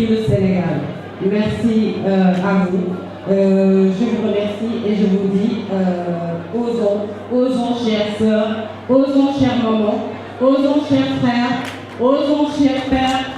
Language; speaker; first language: French; non-native, local second language; Jola-Fonyi